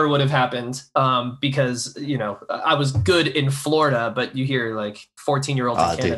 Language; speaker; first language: English; native; English